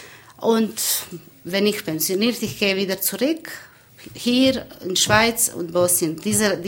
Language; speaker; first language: German; non-native, learner; Bosnian